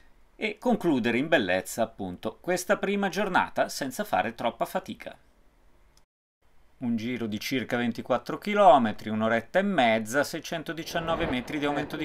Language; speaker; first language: Italian; native; Italian